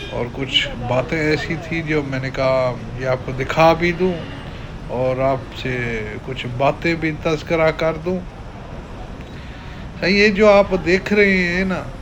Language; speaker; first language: Urdu; non-native, local second language; Sindhi